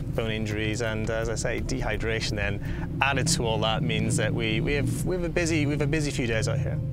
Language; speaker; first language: English; native; English